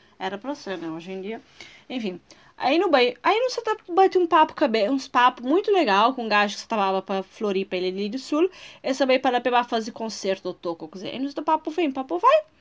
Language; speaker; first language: Portuguese; non-native, local second language; Kabuverdianu